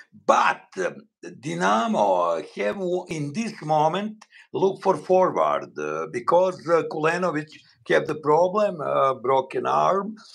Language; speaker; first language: English; non-native, learner; Bosnian